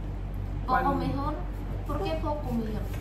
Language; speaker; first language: Spanish; non-native, learner; Filipino